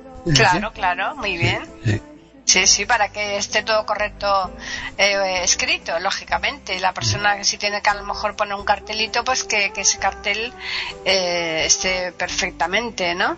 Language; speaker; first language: Spanish; native; Spanish